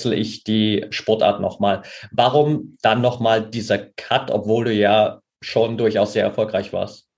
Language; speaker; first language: German; native; German